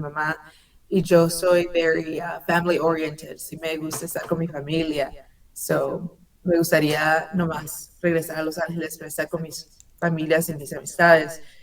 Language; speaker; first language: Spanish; early bilingual, heritage; English